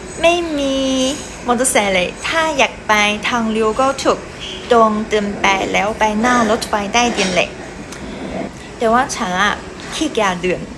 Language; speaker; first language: Thai; non-native, fluent; Chinese